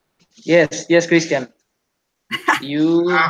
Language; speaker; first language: English; non-native, learner; Spanish